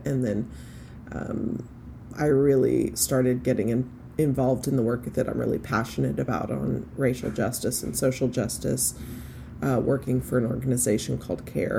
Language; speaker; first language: English; native; English